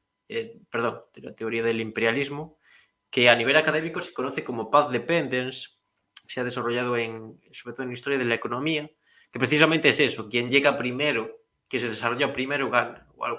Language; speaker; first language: Spanish; native; Spanish